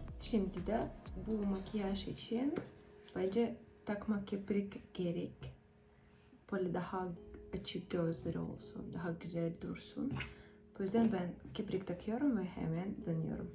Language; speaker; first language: Turkish; non-native, fluent; Russian